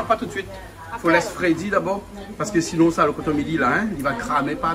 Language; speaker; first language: French; non-native, local second language; Réunion Creole French